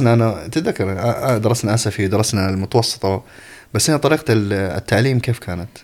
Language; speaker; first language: Arabic; early bilingual, other home language; Tigrinya